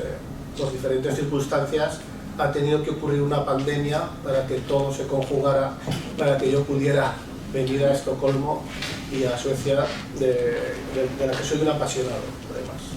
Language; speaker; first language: Spanish; native; Spanish